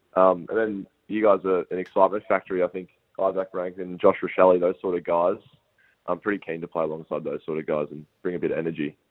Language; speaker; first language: English; native; English